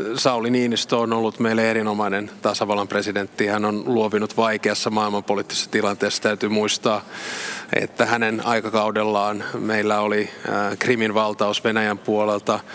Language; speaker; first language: Finnish; native; Finnish